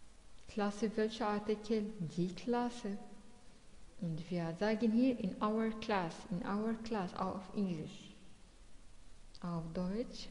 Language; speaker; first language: German; non-native, fluent; Arabic